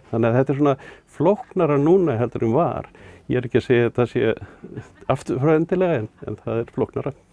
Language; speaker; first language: Icelandic; native; Icelandic